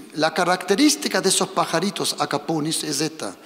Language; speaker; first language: Spanish; early bilingual, heritage; Spanish